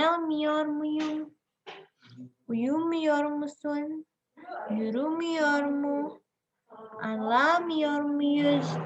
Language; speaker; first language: Turkish; non-native, learner; Indonesian